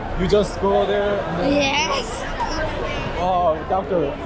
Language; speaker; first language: English; non-native, learner; Korean